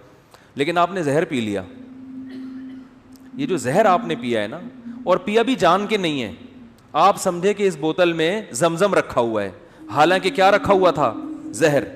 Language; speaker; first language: Urdu; native; Urdu